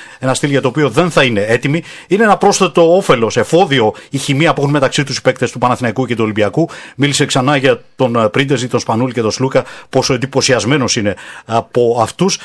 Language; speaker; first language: Greek; native; Greek